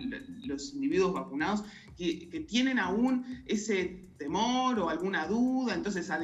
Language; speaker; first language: Spanish; native; Spanish